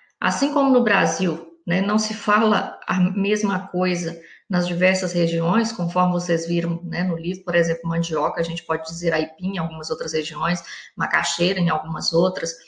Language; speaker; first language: Portuguese; native; Portuguese